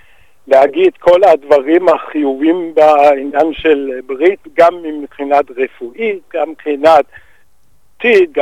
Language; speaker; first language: Hebrew; non-native, fluent; Danish